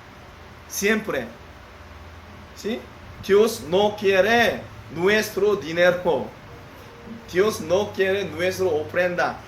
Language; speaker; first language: Spanish; non-native, learner; Korean